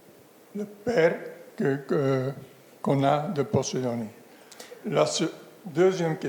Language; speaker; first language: French; non-native, fluent; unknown